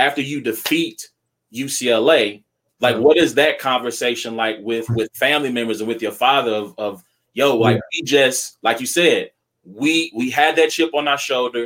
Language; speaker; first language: English; native; English